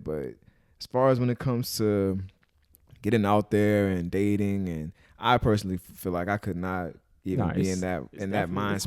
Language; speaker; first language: English; native; English